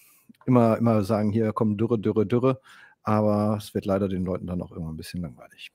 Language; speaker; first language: German; native; German